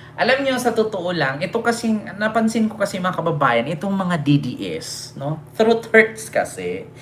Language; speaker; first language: Filipino; non-native, local second language; Cebuano